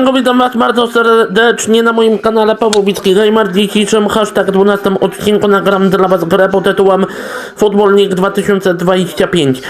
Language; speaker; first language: Polish; native; Polish